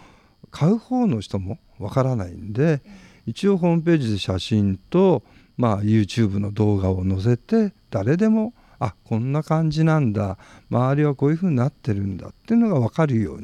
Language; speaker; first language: Japanese; native; Japanese